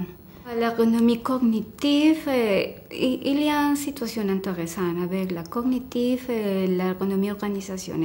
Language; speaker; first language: French; non-native, fluent; Spanish